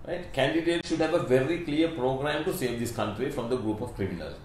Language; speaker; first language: English; non-native, local second language; Sinhala